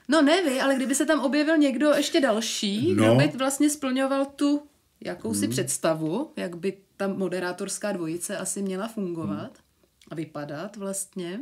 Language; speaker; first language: Czech; native; Czech